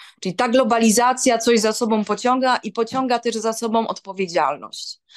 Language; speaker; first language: Polish; native; Polish